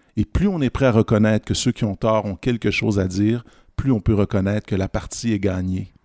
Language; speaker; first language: French; native; French